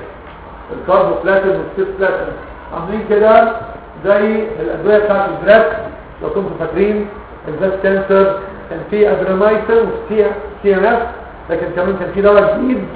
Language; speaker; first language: Arabic; native; Arabic